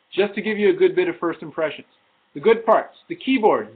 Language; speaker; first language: English; native; English